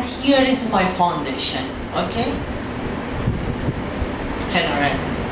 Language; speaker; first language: English; non-native, learner; Persian